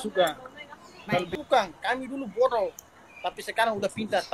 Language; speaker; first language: Indonesian; non-native, local second language; Tetum